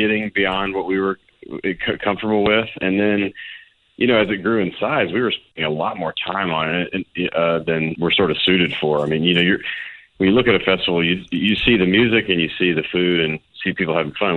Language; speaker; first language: English; native; English